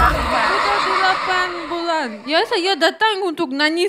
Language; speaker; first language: Indonesian; non-native, learner; Russian